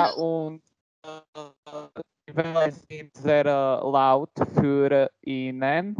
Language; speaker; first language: German; non-native, learner; Slovak